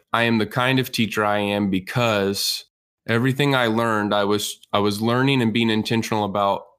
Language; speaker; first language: English; native; English